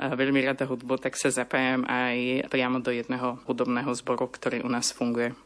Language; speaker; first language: Slovak; native; Slovak